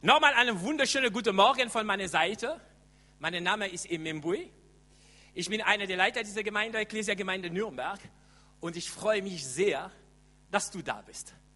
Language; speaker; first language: German; non-native, fluent; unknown